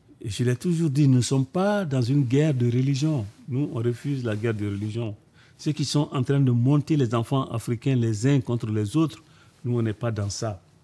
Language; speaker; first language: French; non-native, local second language; Bambara